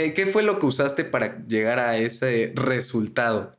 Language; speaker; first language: Spanish; native; Spanish